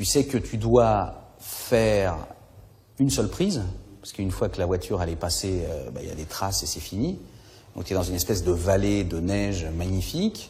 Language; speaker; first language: French; native; French